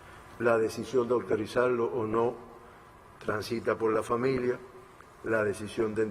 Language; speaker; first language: Spanish; native; Spanish